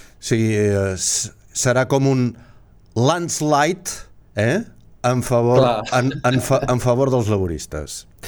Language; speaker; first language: Catalan; native; Catalan